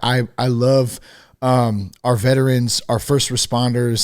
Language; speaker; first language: English; native; English